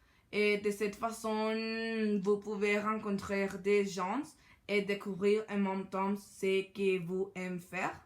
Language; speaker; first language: French; non-native, learner; Spanish